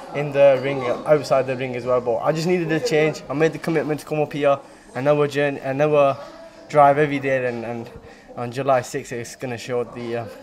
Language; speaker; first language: English; native; English